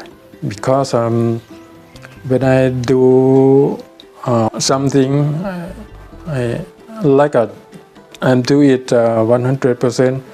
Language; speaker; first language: English; non-native, learner; Thai